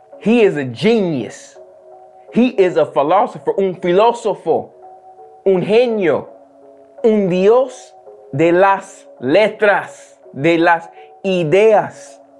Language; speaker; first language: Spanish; non-native, learner; English